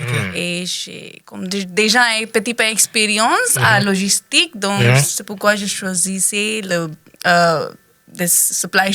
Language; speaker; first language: French; non-native, learner; Hindi